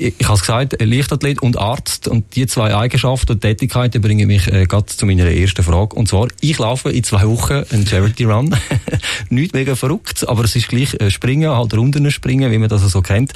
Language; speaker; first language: German; native; German